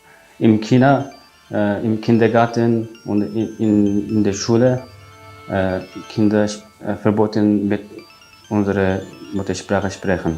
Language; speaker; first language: German; non-native, learner; Uyghur